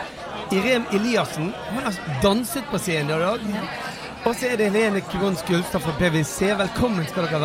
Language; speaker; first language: Norwegian; native; Norwegian